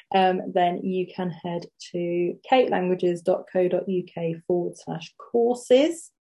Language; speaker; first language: English; native; English